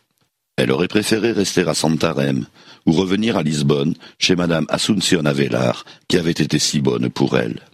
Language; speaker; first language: French; native; French